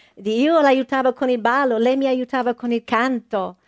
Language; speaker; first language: Italian; non-native, fluent; English